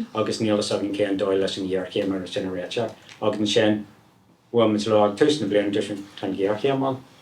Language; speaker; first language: Irish; non-native, local second language; English